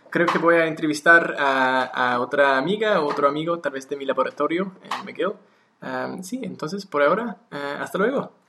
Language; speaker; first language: Spanish; non-native, learner; English